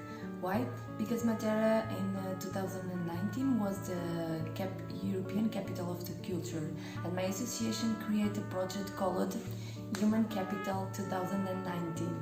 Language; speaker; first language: English; non-native, fluent; Portuguese